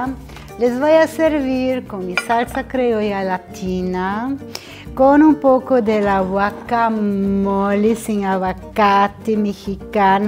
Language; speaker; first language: Spanish; non-native, fluent; Portuguese